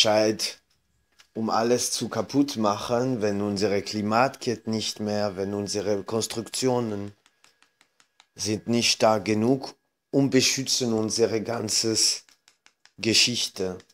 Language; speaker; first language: German; non-native, fluent; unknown